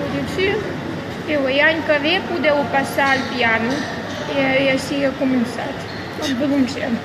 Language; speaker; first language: Catalan; non-native, fluent; Russian